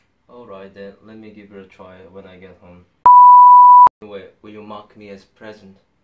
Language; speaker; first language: English; non-native, fluent; Korean